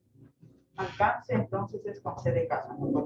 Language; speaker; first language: Spanish; native; Spanish